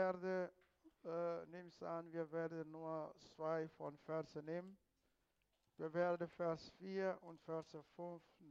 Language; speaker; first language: German; non-native, fluent; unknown